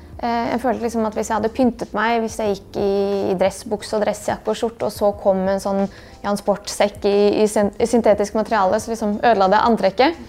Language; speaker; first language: Norwegian; early bilingual, other home language; Bosnian